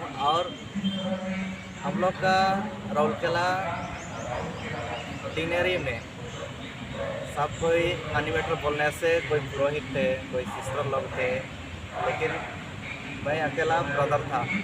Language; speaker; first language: Hindi; non-native, local second language; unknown